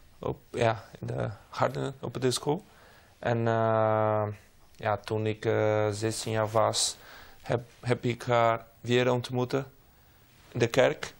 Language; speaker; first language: Dutch; non-native, learner; Portuguese